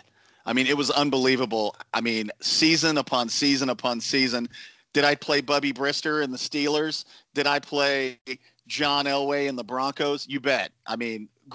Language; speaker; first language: English; native; English